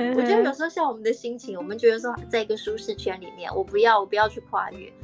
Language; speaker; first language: Chinese; non-native, local second language; Hakka Chinese